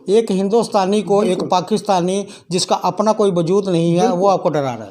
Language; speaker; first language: Hindi; non-native, local second language; Dogri